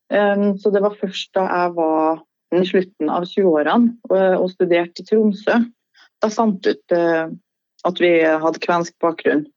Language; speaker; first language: Norwegian; native; Norwegian